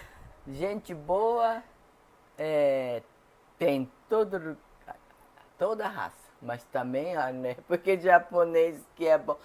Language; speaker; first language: Portuguese; non-native, fluent; Japanese